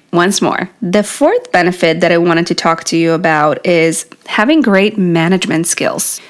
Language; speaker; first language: English; non-native, fluent; Polish